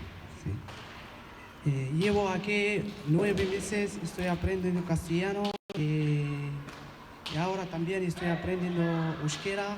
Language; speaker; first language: Spanish; non-native, learner; Arabic